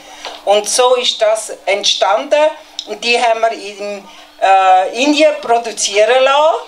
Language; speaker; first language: German; non-native, fluent; Tibetan